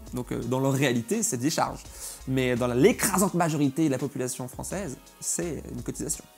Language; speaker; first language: French; native; French